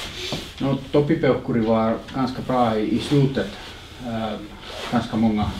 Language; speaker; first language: Swedish; non-native, local second language; Finnish